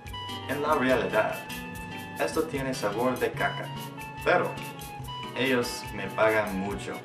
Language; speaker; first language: Spanish; non-native, learner; English